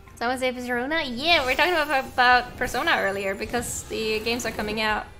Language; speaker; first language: English; non-native, fluent; Norwegian